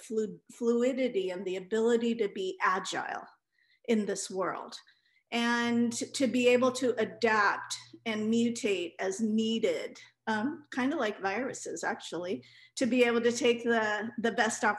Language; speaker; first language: English; non-native, local second language; Punjabi